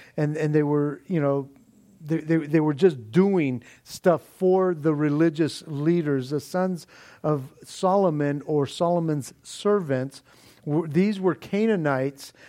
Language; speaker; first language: English; native; English